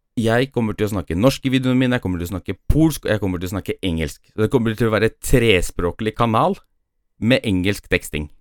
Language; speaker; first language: Norwegian; early bilingual, other home language; Polish